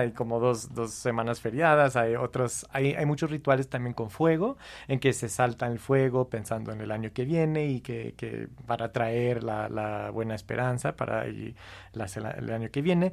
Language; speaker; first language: Spanish; non-native, fluent; English